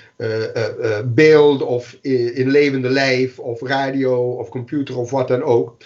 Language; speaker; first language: Dutch; non-native, fluent; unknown